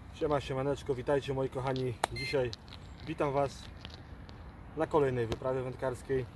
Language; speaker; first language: Polish; native; Polish